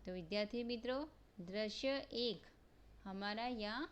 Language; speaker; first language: Hindi; non-native, local second language; Gujarati